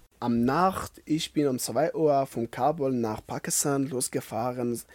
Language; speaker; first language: German; non-native, learner; Persian